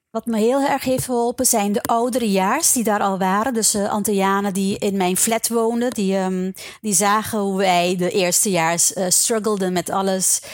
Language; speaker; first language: Dutch; non-native, local second language; Papiamento